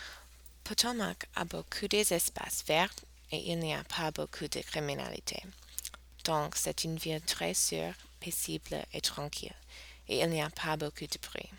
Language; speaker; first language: French; non-native, learner; English